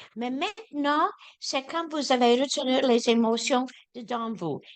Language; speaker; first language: French; non-native, learner; English